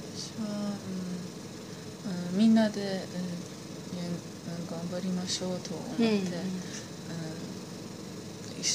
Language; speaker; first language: Japanese; non-native, learner; Persian